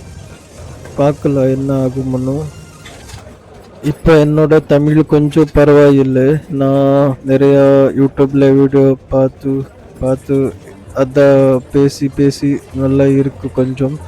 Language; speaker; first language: Tamil; non-native, learner; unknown